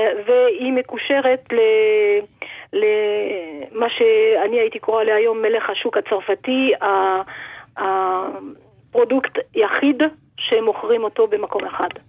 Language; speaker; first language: Hebrew; non-native, fluent; French